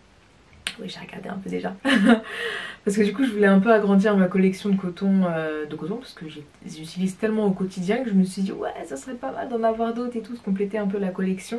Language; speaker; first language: French; native; French